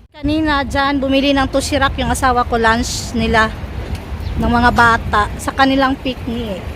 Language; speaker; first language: Filipino; native; Filipino